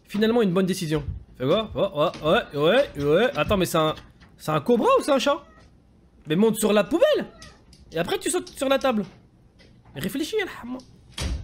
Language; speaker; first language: French; native; French